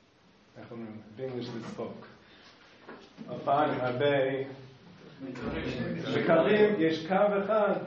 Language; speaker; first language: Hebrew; non-native, fluent; English